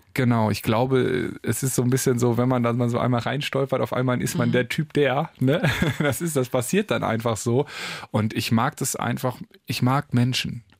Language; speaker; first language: German; native; German